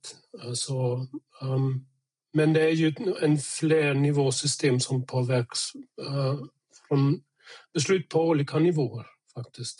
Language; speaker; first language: Swedish; non-native, fluent; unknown